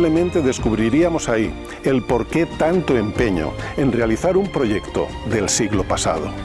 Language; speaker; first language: Spanish; native; Spanish